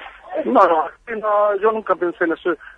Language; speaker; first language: Spanish; non-native, fluent; Arabic